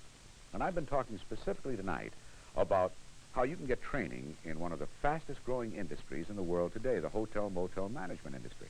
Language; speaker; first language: English; native; English